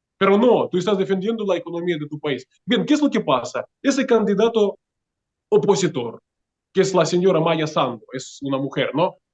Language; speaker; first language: Spanish; non-native, fluent; Russian